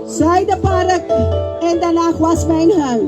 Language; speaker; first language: Dutch; non-native, local second language; Papiamento